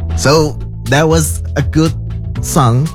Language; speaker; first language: English; non-native, fluent; Indonesian